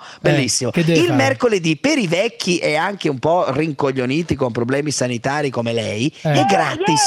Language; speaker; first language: Italian; native; Italian